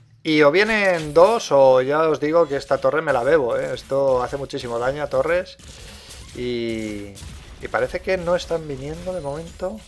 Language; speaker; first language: Spanish; native; Spanish